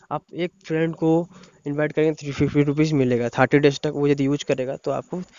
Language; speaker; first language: Hindi; non-native, local second language; Odia